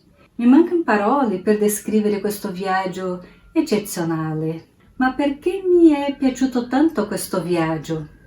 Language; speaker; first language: Italian; non-native, learner; Portuguese